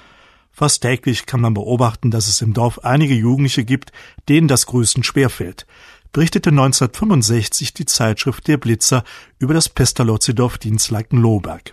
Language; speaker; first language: German; native; German